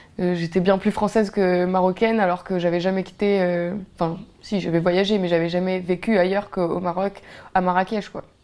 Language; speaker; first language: French; native; French